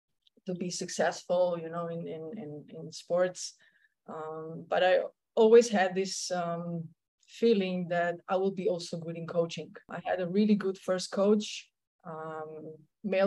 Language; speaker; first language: English; non-native, fluent; Slovenian